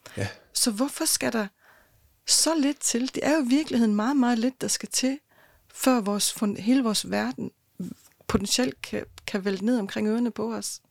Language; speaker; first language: Danish; native; Danish